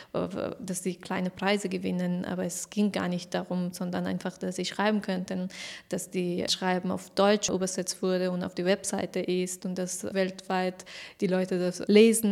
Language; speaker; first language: German; non-native, fluent; Persian